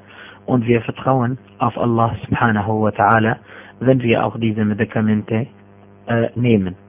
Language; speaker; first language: German; non-native, fluent; Arabic